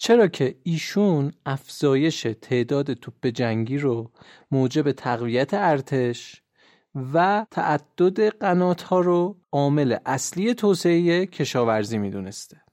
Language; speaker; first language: Persian; native; Persian